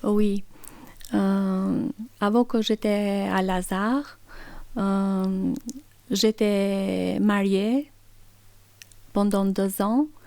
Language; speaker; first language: French; non-native, learner; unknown